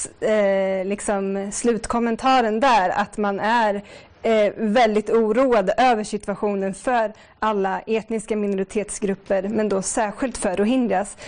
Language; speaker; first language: Swedish; native; Swedish